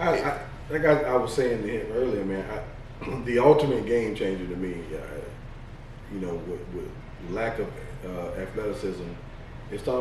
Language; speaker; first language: English; native; English